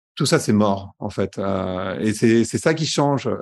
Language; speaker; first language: French; native; French